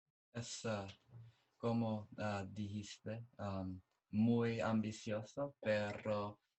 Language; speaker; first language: Spanish; non-native, learner; English